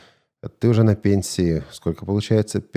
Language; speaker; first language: Russian; native; Russian